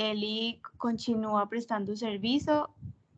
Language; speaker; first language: Portuguese; non-native, fluent; Spanish